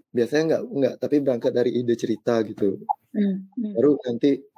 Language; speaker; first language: Indonesian; native; Indonesian